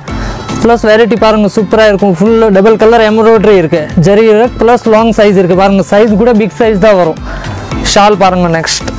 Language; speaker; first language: Tamil; native; Tamil